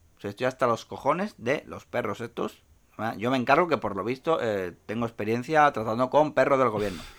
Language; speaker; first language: Spanish; native; Spanish